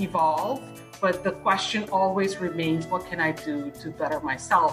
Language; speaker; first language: English; non-native, fluent; Dutch